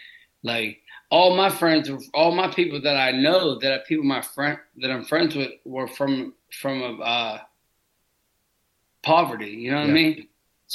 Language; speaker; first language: English; native; English